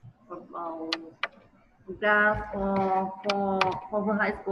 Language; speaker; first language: English; non-native, learner; Vietnamese